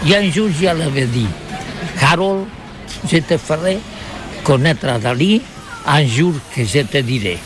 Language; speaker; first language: French; non-native, learner; Catalan